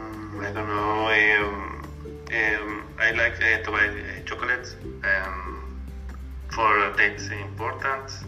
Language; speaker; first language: English; non-native, learner; Spanish